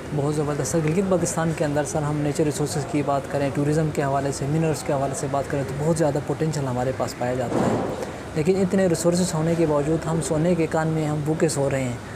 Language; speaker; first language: Urdu; non-native, local second language; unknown